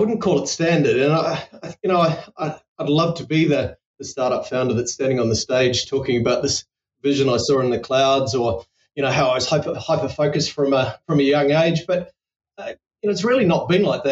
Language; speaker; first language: English; native; English